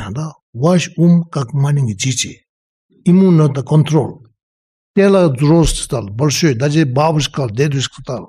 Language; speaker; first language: Russian; non-native, learner; Tibetan